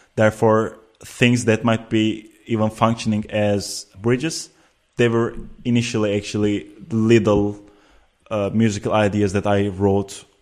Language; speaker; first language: English; non-native, fluent; Turkish